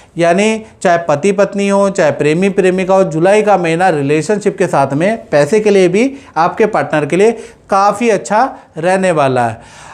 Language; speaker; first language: Hindi; non-native, local second language; Gujarati